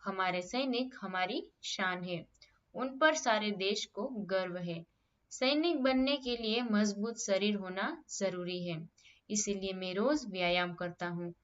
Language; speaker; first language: Hindi; non-native, local second language; Gujarati